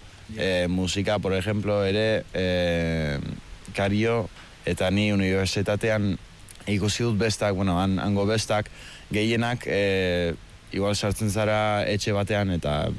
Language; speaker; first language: Basque; early bilingual, heritage; Basque